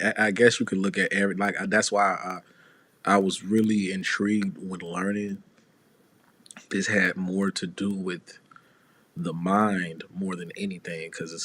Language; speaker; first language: English; native; English